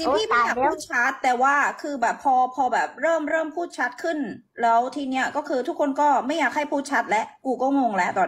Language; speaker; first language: Thai; non-native, fluent; Korean